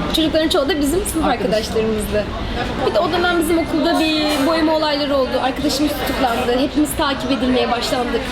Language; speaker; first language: Turkish; native; Turkish